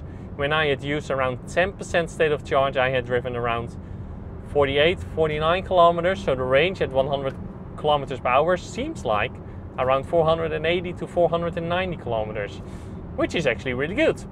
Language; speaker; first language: English; non-native, fluent; Dutch